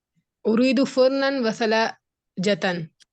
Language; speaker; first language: Arabic; non-native, learner; Urdu